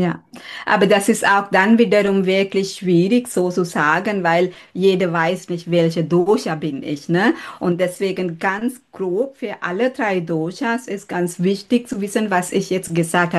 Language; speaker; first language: German; non-native, learner; Sinhala